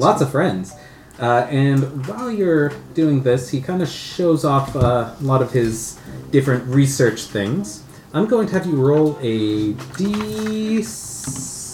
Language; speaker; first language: English; native; English